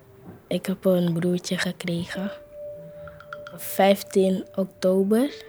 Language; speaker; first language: Dutch; early bilingual, other home language; Spanish